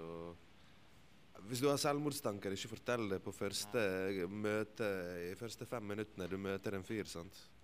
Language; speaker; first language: Norwegian; early bilingual, other home language; Bosnian